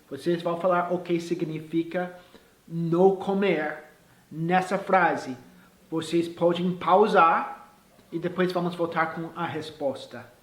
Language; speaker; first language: Portuguese; non-native, fluent; English